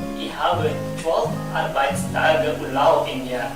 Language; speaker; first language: German; non-native, fluent; Indonesian